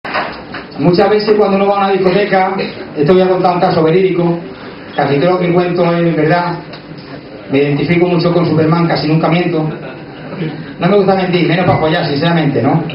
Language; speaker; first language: Spanish; native; Spanish